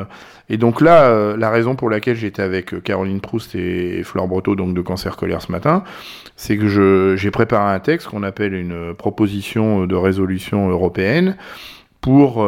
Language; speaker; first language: French; native; French